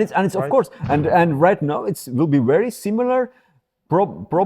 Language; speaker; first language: English; non-native, fluent; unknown